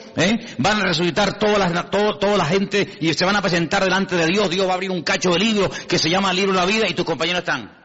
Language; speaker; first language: Spanish; native; Spanish